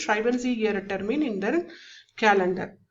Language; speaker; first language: German; non-native, learner; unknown